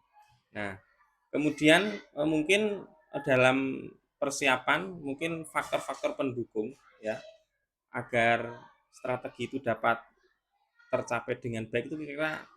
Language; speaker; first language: Indonesian; native; Indonesian